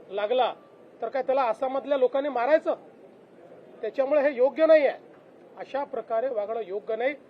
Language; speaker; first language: Marathi; native; Marathi